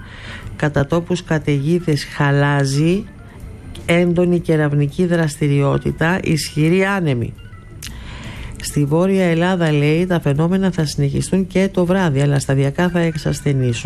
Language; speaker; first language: Greek; native; Greek